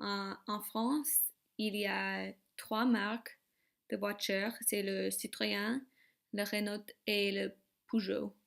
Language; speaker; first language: French; non-native, learner; English